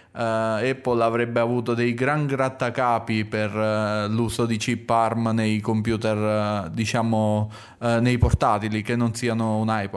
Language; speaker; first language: Italian; native; Italian